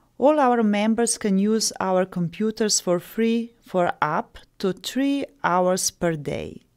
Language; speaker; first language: English; non-native, fluent; Slovenian